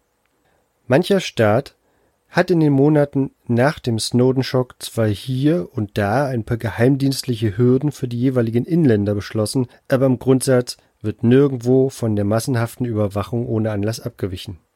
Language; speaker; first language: German; native; German